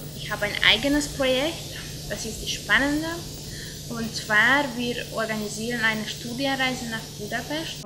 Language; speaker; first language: German; non-native, fluent; Hungarian